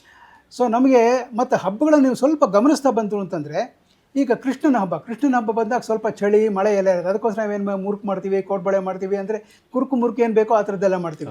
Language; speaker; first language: Kannada; native; Kannada